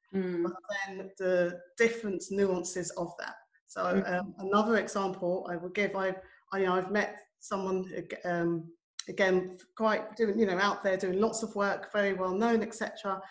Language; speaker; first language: English; native; English